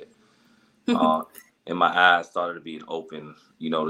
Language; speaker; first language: English; native; English